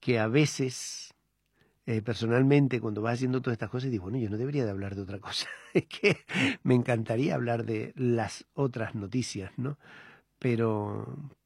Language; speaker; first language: Spanish; native; Spanish